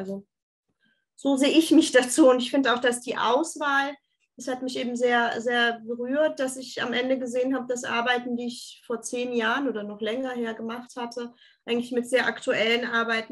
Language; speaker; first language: German; early bilingual, other home language; Turkish